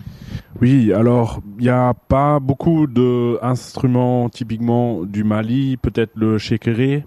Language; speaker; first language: French; non-native, fluent; German